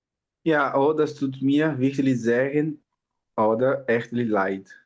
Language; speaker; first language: German; non-native, learner; Portuguese